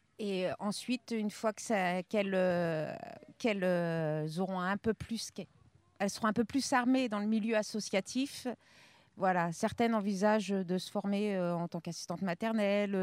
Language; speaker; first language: French; native; French